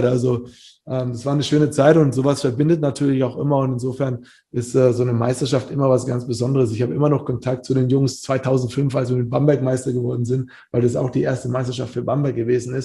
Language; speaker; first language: German; native; German